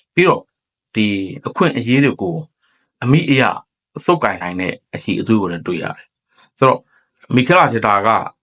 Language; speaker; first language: Burmese; native; Burmese